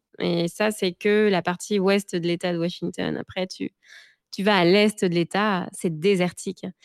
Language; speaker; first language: French; native; French